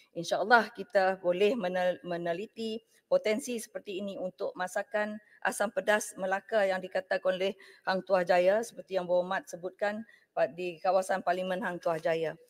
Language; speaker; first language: Malay; native; Malay